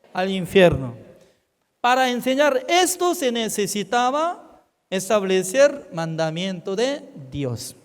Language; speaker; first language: Spanish; non-native, fluent; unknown